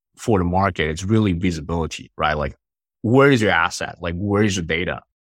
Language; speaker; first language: English; non-native, fluent; Chinese